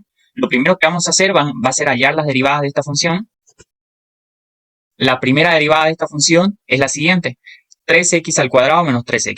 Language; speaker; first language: Spanish; native; Spanish